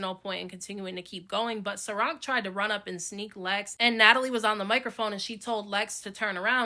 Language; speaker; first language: English; native; English